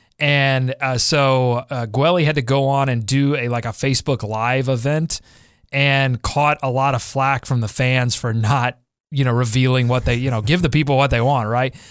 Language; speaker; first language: English; native; English